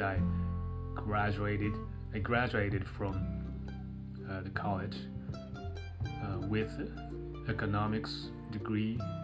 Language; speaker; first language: English; non-native, fluent; Japanese